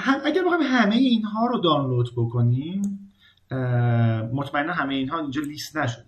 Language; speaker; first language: Persian; native; Persian